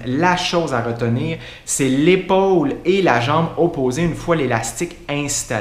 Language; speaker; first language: French; native; French